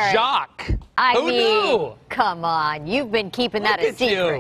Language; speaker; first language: English; native; English